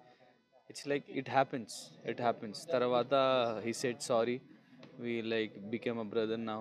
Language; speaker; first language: Telugu; non-native, local second language; Hindi